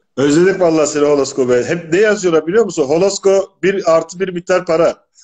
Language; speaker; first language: Turkish; native; Turkish